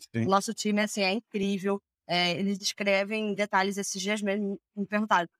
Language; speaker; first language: Portuguese; native; Portuguese